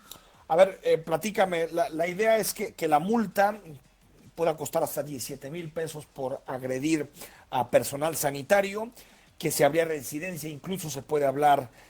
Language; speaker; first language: Spanish; native; Spanish